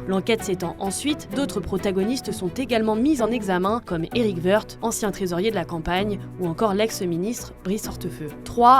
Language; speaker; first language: French; native; French